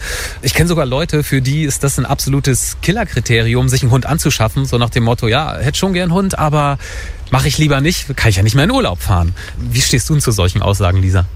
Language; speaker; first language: German; native; German